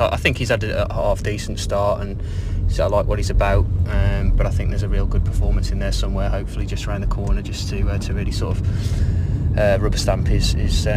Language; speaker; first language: English; native; English